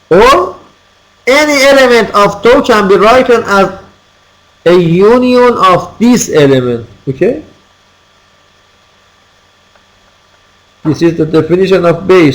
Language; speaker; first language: English; non-native, fluent; Persian